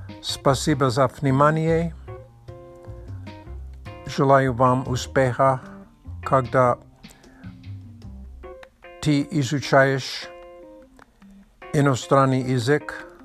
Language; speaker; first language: Russian; non-native, learner; English